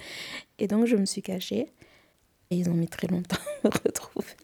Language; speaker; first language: French; native; French